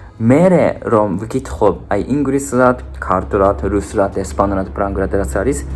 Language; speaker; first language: Georgian; non-native, fluent; Japanese